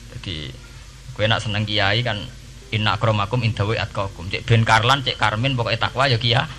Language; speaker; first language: Indonesian; non-native, local second language; Javanese